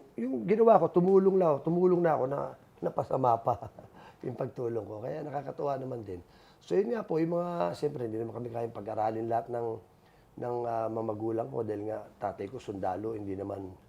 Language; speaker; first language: Filipino; native; Filipino